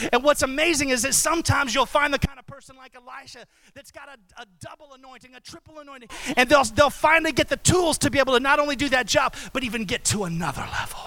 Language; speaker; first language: English; native; English